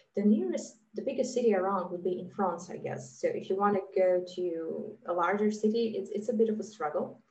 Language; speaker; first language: English; non-native, fluent; Latvian